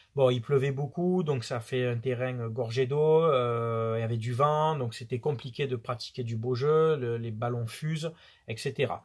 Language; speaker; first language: French; native; French